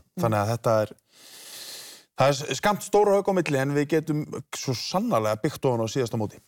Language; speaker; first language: Icelandic; native; Icelandic